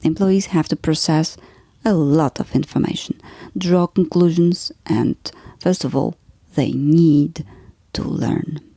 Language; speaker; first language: English; non-native, fluent; Polish